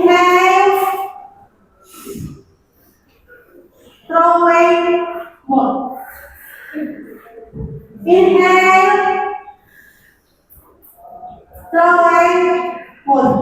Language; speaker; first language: English; non-native, learner; Indonesian